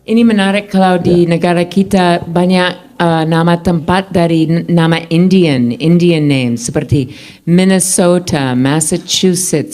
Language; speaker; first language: Indonesian; non-native, fluent; English